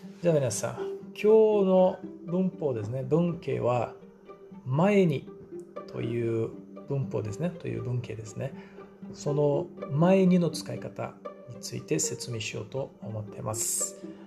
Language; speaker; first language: Japanese; non-native, fluent; Portuguese